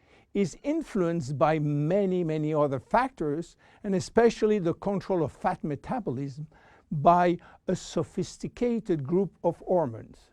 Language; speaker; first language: English; non-native, fluent; French